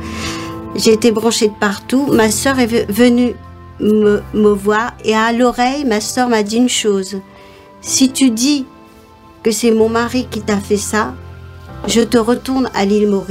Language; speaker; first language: French; non-native, local second language; Morisyen